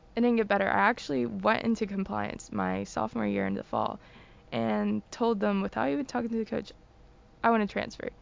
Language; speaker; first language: English; early bilingual, other home language; Spanish